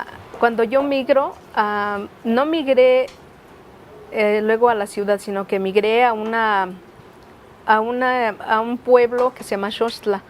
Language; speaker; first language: Spanish; non-native, local second language; Nahuatl languages